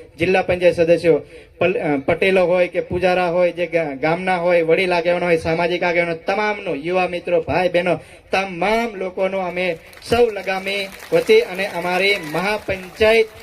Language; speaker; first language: Gujarati; non-native, local second language; Rathawi